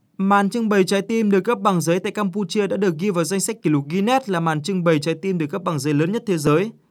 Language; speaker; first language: Vietnamese; native; Vietnamese